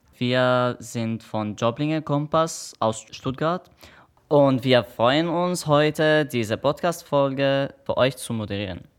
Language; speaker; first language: German; non-native, fluent; Arabic